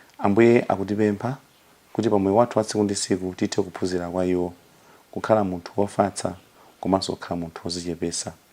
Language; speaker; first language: Nyanja; native; Nyanja